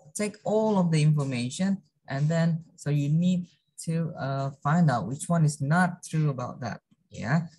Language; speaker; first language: English; non-native, fluent; Indonesian